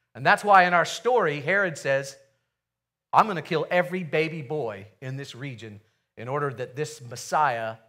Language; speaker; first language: English; native; English